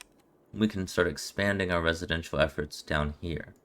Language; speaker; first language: English; native; English